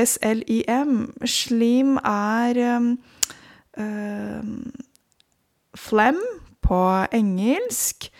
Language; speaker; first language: Norwegian; non-native, fluent; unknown